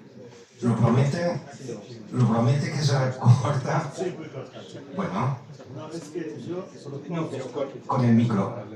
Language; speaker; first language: Spanish; non-native, fluent; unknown